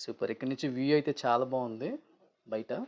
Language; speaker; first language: Telugu; native; Telugu